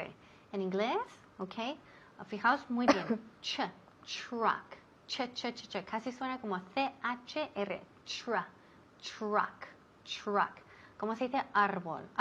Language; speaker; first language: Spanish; non-native, fluent; English